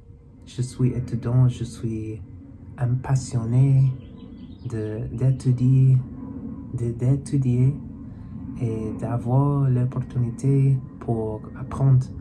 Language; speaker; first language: French; non-native, learner; English